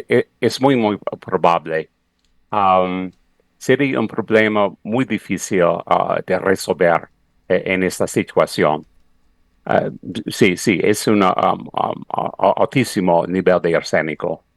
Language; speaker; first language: Spanish; non-native, fluent; English